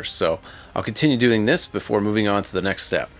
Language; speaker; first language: English; native; English